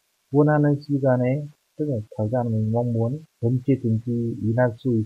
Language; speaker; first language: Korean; non-native, fluent; Vietnamese